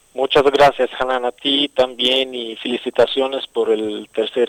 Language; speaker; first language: Spanish; non-native, fluent; Arabic